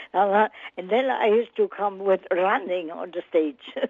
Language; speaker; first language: English; non-native, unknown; Italian